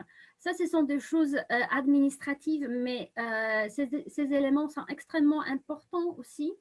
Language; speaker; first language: French; non-native, fluent; Polish